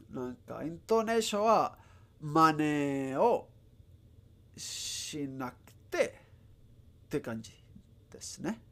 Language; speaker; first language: Japanese; non-native, learner; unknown